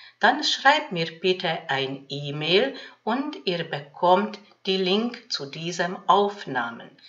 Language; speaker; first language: German; non-native, fluent; Hungarian